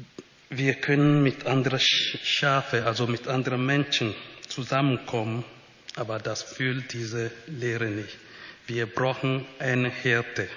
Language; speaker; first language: German; non-native, fluent; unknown